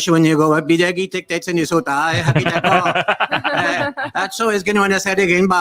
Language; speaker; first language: Basque; non-native, learner; English